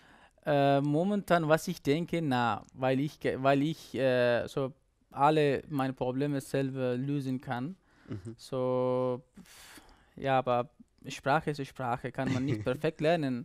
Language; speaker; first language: German; non-native, learner; Persian